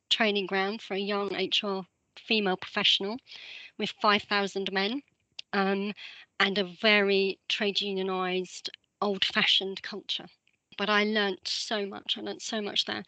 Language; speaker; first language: English; native; English